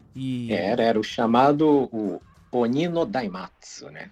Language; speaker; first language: Portuguese; native; Portuguese